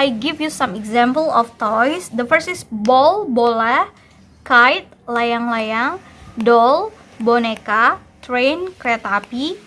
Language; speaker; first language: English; non-native, fluent; Indonesian